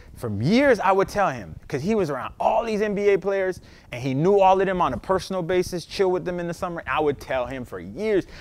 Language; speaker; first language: English; native; English